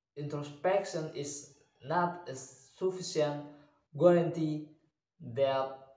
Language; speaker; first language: English; non-native, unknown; Indonesian